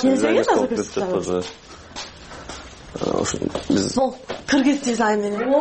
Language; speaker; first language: Kyrgyz; non-native, learner; English